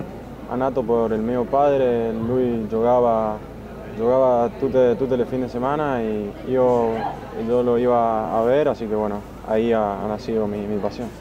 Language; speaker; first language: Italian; non-native, learner; Spanish